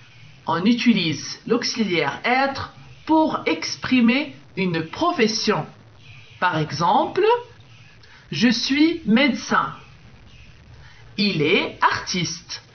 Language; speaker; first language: French; non-native, local second language; Arabic